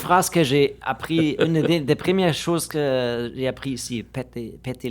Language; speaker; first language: French; non-native, fluent; German